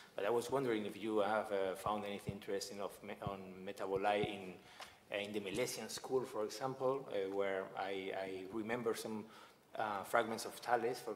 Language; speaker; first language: English; non-native, fluent; Spanish